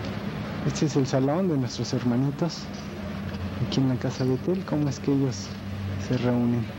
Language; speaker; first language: Spanish; native; Spanish